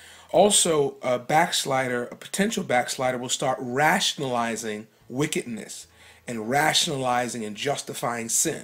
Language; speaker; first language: English; native; English